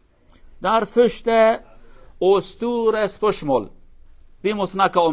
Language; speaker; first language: Norwegian; non-native, fluent; Kurdish